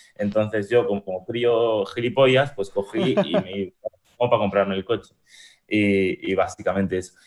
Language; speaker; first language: Spanish; native; Spanish